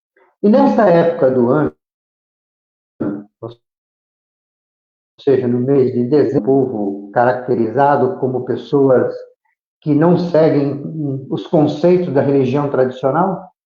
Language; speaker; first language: Portuguese; native; Portuguese